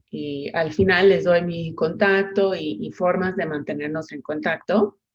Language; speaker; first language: Spanish; non-native, fluent; English